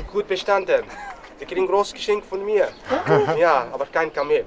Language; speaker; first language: German; non-native, learner; Arabic